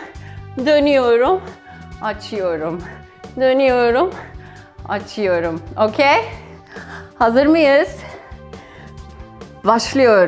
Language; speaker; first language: Turkish; non-native, fluent; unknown